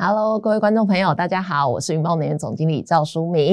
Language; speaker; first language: Chinese; native; Chinese